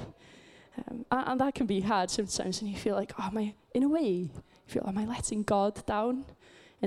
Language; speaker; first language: English; native; English